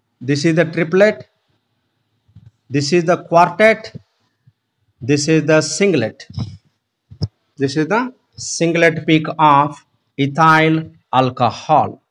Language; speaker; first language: English; non-native, local second language; Telugu